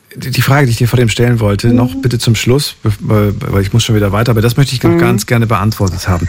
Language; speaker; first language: German; native; German